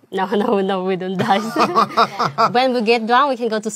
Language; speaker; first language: English; non-native, learner; Iu Mien